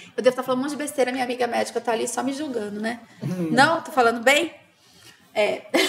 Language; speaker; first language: Portuguese; native; Portuguese